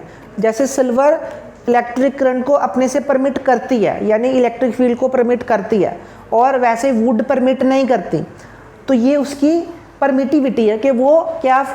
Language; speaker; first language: Hindi; non-native, local second language; Punjabi